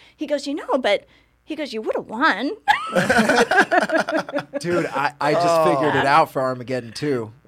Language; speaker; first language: English; native; English